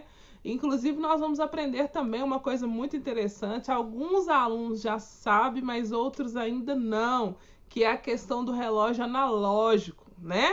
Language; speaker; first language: Portuguese; native; Portuguese